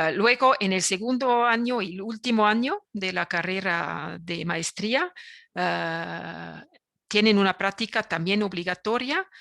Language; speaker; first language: Spanish; non-native, fluent; French